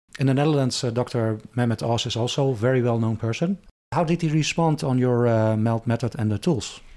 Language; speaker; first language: English; non-native, fluent; Dutch